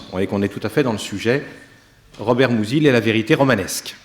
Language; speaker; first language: French; native; French